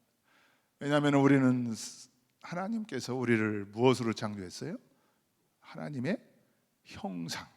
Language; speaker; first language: Korean; native; Korean